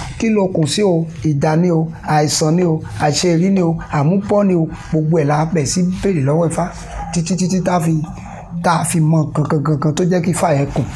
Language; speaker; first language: Yoruba; native; Yoruba